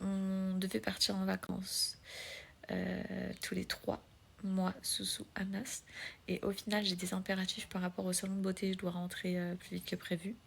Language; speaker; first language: French; native; French